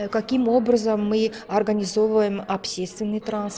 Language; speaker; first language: Russian; native; Russian